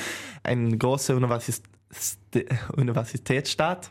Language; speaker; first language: German; non-native, learner; Swedish